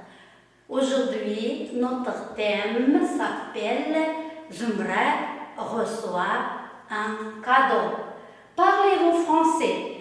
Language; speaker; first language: French; non-native, learner; Uzbek